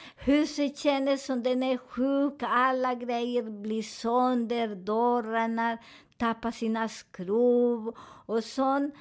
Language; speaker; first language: Swedish; non-native, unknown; Spanish